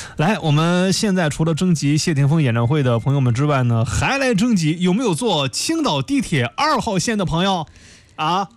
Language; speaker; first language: Chinese; native; Chinese